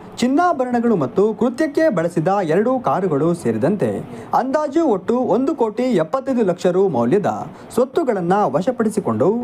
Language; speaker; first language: Kannada; native; Kannada